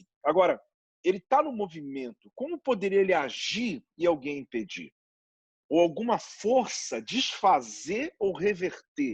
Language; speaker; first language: Portuguese; native; Portuguese